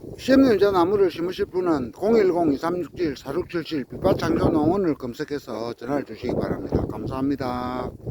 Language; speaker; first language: Korean; native; Korean